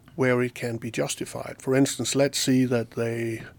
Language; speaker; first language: English; non-native, fluent; Danish